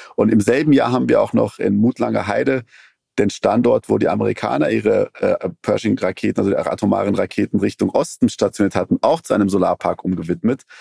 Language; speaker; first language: German; early bilingual, other home language; Persian